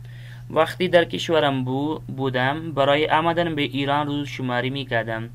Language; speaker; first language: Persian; non-native, fluent; Urdu